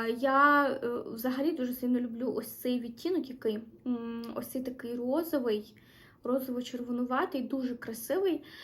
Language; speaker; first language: Ukrainian; non-native, local second language; Russian